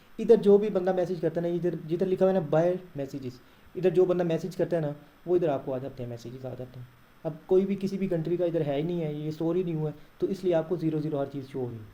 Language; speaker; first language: Urdu; non-native, local second language; Punjabi